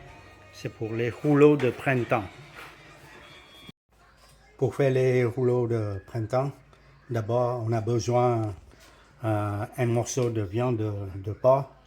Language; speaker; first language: French; non-native, learner; Vietnamese